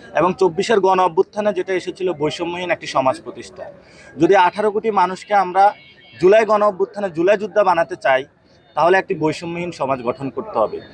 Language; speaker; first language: Bangla; native; Bangla